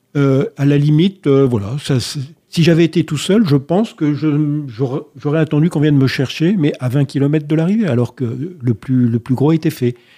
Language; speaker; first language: French; native; French